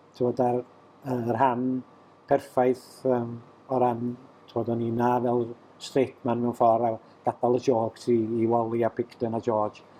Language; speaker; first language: Welsh; native; Welsh